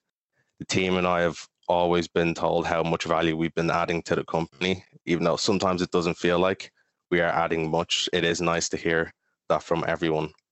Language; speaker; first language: English; native; English